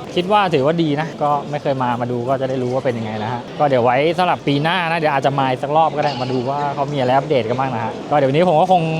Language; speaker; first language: Thai; native; Thai